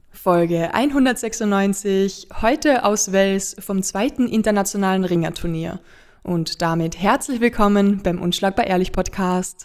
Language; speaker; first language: German; native; German